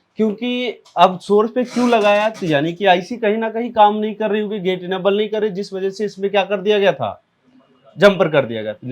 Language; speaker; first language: Hindi; native; Hindi